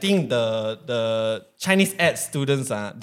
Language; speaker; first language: English; non-native, local second language; Min Nan Chinese